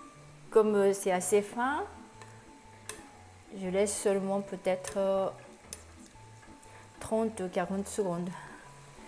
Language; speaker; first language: French; non-native, fluent; Japanese